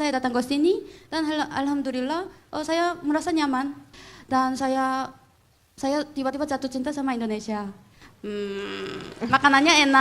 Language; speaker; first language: Indonesian; non-native, fluent; Korean